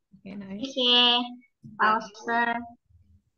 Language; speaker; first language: Chinese; non-native, learner; Indonesian